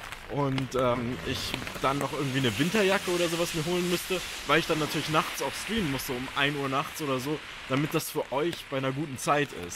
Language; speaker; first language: German; native; German